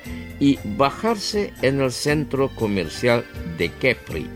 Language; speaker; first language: Spanish; non-native, fluent; Indonesian